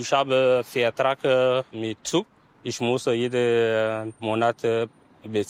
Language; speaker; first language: German; non-native, learner; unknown